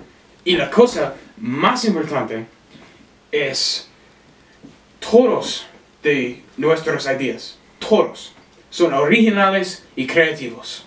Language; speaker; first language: Spanish; non-native, learner; English